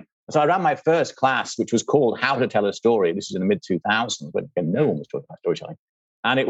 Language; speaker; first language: English; native; English